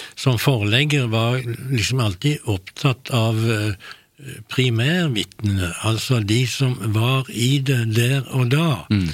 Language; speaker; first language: Norwegian; native; Norwegian